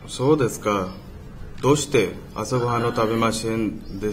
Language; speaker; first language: Japanese; non-native, learner; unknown